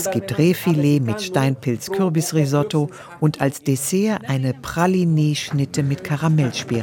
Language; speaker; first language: German; native; German